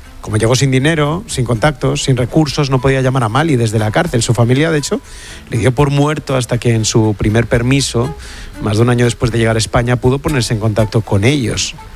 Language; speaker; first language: Spanish; native; Spanish